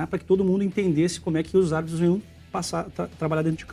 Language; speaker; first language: Portuguese; native; Portuguese